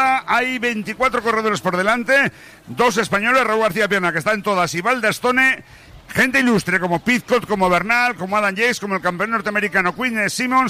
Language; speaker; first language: Spanish; native; Spanish